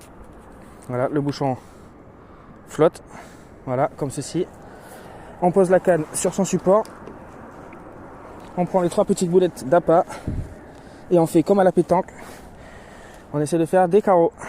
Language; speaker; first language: French; native; French